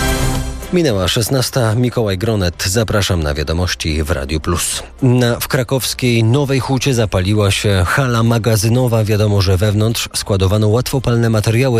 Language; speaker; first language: Polish; native; Polish